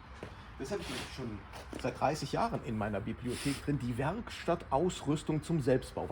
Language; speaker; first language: German; native; German